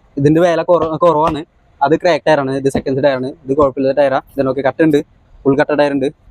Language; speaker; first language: Malayalam; non-native, local second language; Hindi